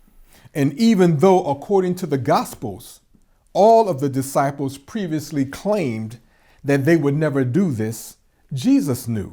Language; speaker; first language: English; native; English